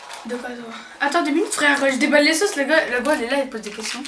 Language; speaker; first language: French; native; French